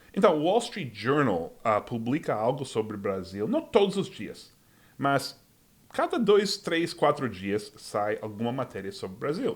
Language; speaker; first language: Portuguese; non-native, fluent; English